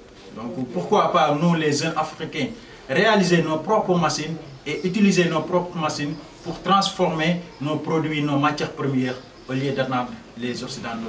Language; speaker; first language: French; non-native, local second language; Wolof